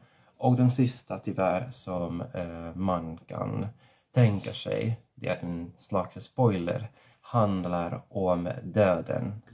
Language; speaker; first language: Swedish; non-native, fluent; Catalan